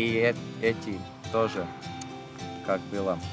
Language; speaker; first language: Russian; non-native, learner; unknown